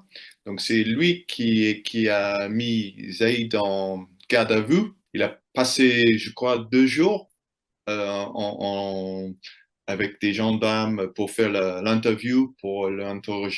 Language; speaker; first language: French; non-native, fluent; English